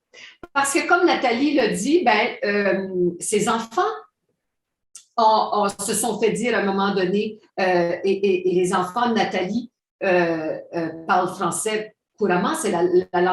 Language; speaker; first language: French; native; French